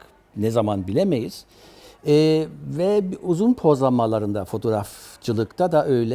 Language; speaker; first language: Turkish; early bilingual, other home language; German